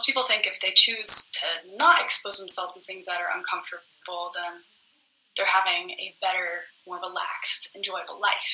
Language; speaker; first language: English; native; English